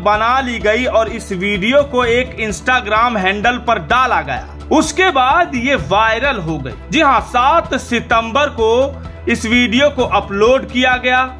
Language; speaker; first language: Hindi; native; Hindi